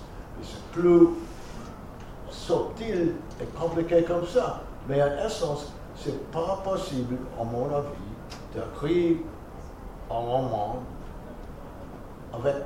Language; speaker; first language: French; non-native, fluent; English